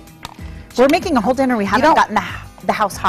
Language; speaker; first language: English; native; English